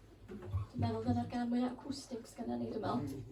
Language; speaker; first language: Welsh; native; Welsh